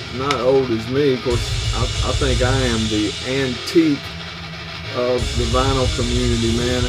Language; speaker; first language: English; native; English